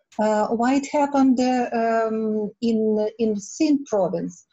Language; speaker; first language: English; non-native, fluent; Russian